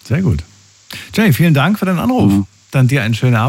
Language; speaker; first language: German; native; German